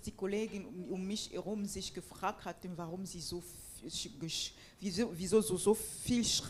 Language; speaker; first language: German; non-native, fluent; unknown